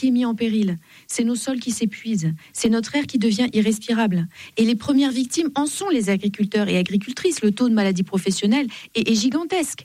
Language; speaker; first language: French; native; French